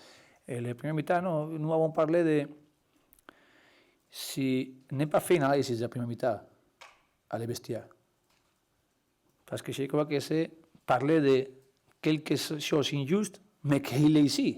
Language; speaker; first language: French; non-native, learner; Spanish